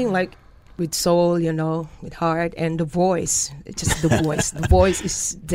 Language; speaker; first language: English; non-native, local second language; Filipino